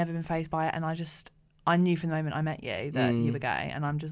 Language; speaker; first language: English; native; English